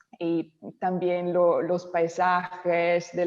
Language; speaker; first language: Spanish; non-native, local second language; Italian